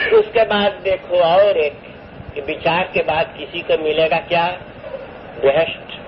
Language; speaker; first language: Hindi; non-native, local second language; Bangla